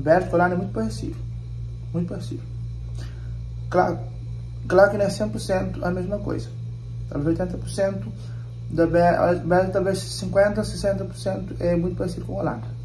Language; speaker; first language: Portuguese; non-native, local second language; Kabuverdianu